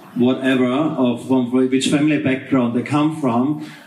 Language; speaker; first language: English; non-native, fluent; German